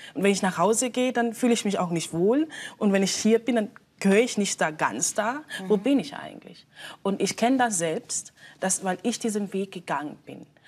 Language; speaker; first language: German; non-native, fluent; Swahili